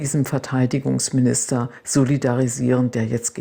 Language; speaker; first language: German; native; German